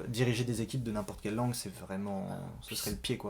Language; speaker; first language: French; native; French